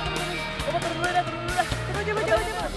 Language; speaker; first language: Indonesian; native; Indonesian